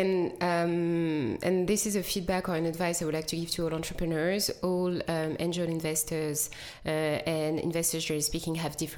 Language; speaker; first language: English; non-native, fluent; French